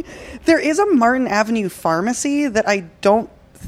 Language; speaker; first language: English; native; English